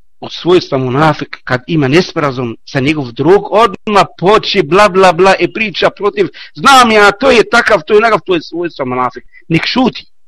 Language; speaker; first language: Bosnian; non-native, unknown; Arabic